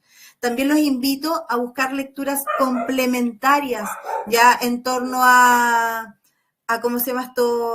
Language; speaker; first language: Spanish; native; Spanish